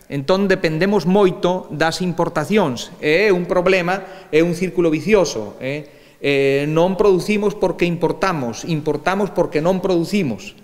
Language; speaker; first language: Galician; early bilingual, heritage; Galician